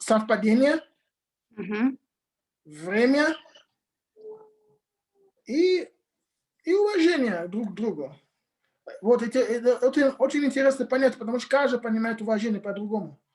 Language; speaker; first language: Russian; non-native, fluent; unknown